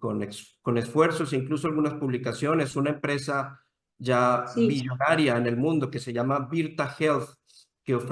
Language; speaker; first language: Spanish; native; Spanish